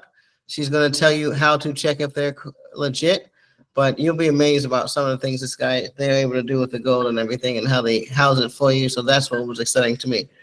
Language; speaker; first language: English; native; English